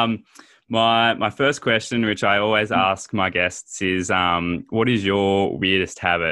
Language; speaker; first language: English; native; English